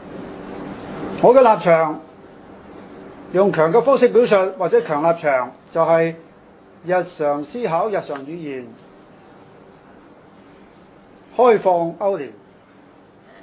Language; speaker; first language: Chinese; non-native, local second language; Cantonese